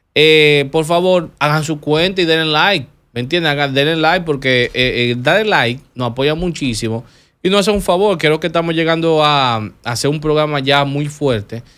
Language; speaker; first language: Spanish; native; Spanish